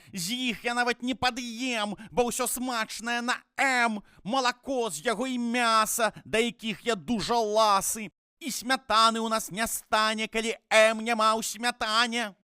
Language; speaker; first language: Belarusian; native; Belarusian